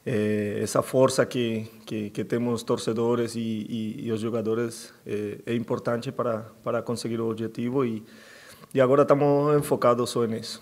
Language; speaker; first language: Portuguese; non-native, fluent; Spanish